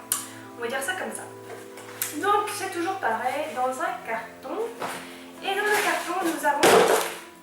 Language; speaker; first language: French; native; French